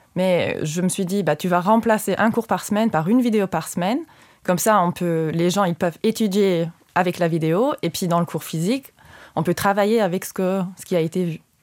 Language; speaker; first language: French; non-native, local second language; Luxembourgish